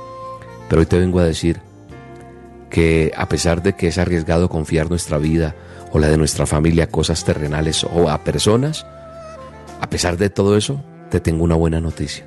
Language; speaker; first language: Spanish; native; Spanish